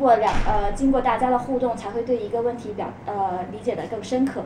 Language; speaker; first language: Chinese; native; Chinese